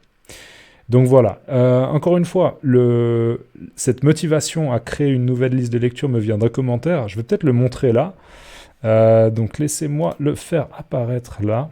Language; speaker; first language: French; native; French